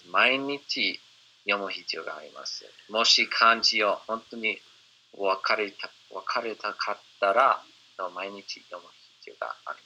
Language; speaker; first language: Japanese; non-native, fluent; English